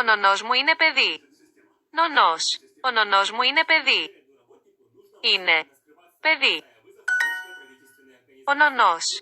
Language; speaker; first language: Greek; non-native, learner; Ukrainian